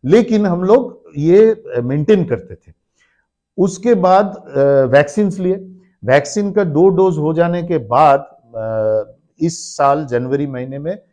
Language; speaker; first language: Hindi; non-native, local second language; Bangla